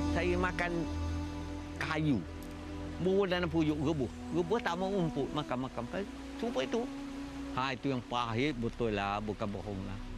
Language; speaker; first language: Malay; non-native, local second language; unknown